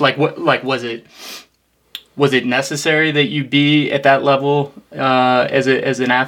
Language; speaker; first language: English; native; English